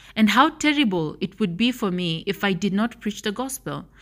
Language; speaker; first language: English; non-native, local second language; Swahili